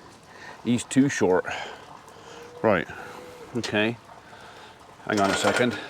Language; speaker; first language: English; native; English